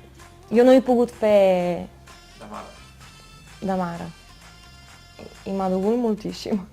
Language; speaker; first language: Catalan; non-native, fluent; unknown